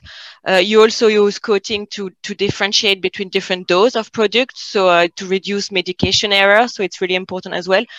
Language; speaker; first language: English; non-native, fluent; French